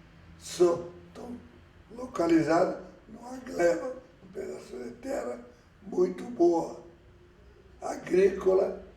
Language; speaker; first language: Portuguese; early bilingual, other home language; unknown